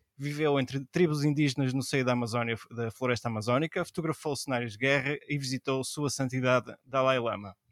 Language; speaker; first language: Portuguese; native; Portuguese